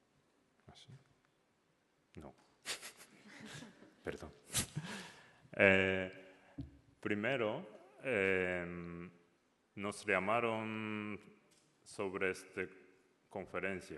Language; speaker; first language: Spanish; non-native, learner; Japanese